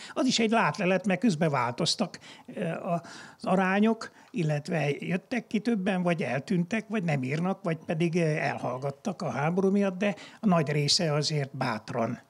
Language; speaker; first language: Hungarian; native; Hungarian